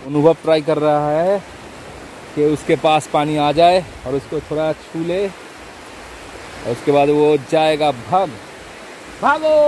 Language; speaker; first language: Hindi; non-native, local second language; Bangla